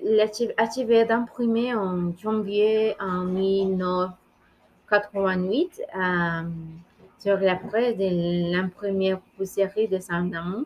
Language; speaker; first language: French; non-native, learner; Spanish